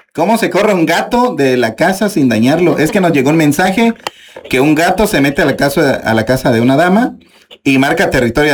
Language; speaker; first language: Spanish; native; Spanish